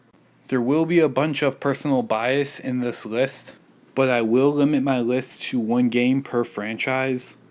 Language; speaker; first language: English; native; English